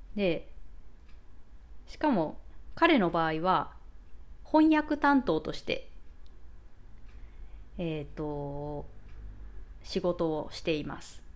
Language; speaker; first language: Japanese; native; Japanese